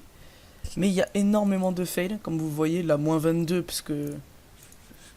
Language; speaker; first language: French; native; French